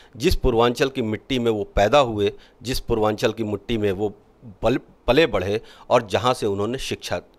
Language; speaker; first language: Hindi; native; Hindi